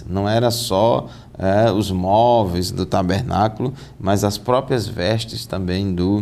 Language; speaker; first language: Portuguese; native; Portuguese